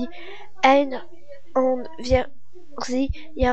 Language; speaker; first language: German; non-native, learner; French